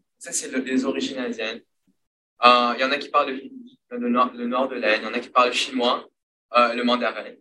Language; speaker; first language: French; non-native, local second language; Morisyen